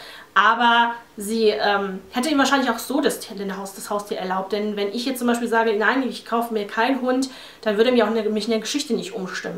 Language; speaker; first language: German; native; German